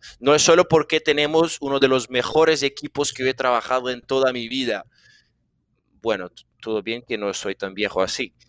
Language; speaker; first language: Spanish; non-native, fluent; Portuguese